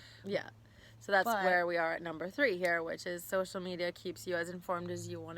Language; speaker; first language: English; native; English